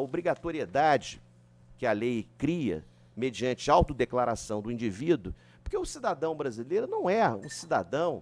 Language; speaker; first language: Portuguese; native; Portuguese